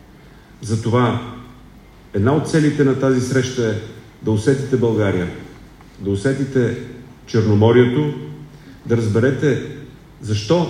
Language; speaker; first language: Bulgarian; native; Bulgarian